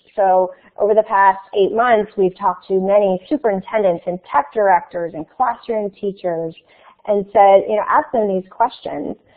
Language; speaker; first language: English; native; English